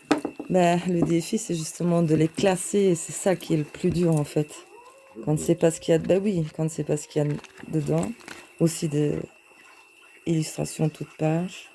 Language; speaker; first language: French; native; French